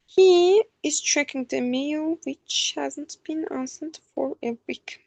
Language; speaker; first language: English; non-native, fluent; Azerbaijani